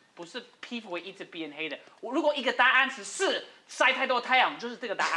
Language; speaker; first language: Chinese; non-native, fluent; English